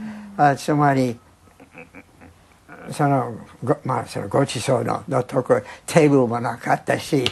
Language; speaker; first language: Japanese; non-native, fluent; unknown